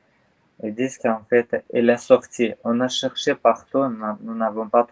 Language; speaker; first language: French; non-native, learner; Armenian